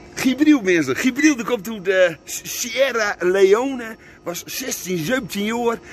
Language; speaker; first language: Dutch; native; Dutch